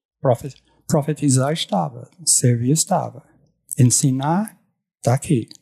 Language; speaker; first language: Portuguese; non-native, fluent; English